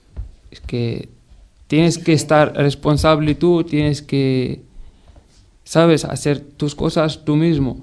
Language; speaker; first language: Spanish; non-native, learner; Arabic